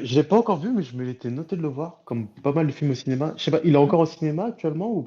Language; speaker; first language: French; native; French